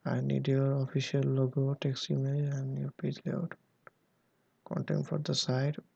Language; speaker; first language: English; non-native, local second language; Bangla